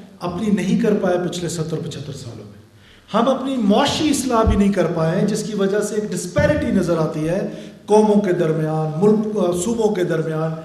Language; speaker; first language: Urdu; non-native, local second language; Baluchi